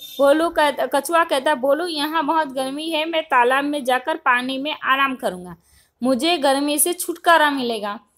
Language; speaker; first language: Hindi; non-native, local second language; Gujarati